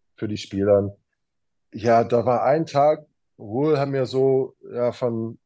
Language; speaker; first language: German; non-native, fluent; English